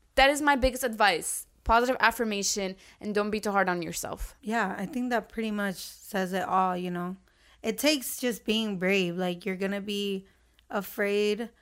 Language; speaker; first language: English; early bilingual, other home language; Arabic